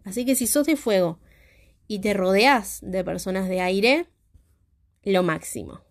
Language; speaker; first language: Spanish; native; Spanish